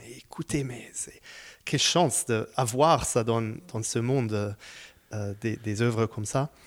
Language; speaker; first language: French; non-native, fluent; Hebrew